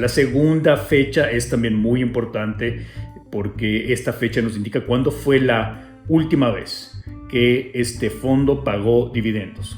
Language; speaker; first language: Spanish; native; Spanish